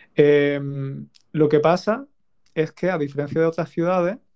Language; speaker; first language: Spanish; native; Spanish